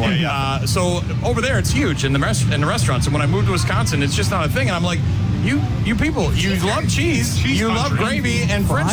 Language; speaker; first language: English; native; English